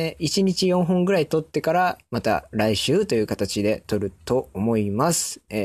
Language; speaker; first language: Japanese; native; Japanese